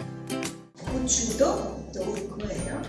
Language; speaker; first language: Korean; non-native, learner; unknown